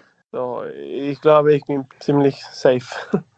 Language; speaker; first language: German; non-native, learner; Spanish